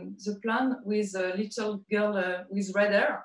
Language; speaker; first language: English; non-native, learner; French